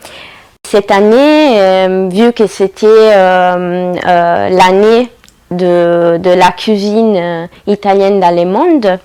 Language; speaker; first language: French; non-native, fluent; Italian